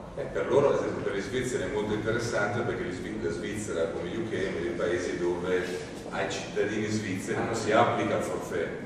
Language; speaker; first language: Italian; native; Italian